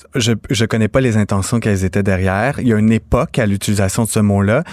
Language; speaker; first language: French; native; French